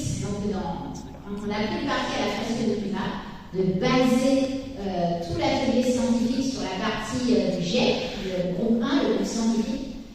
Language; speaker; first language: French; native; French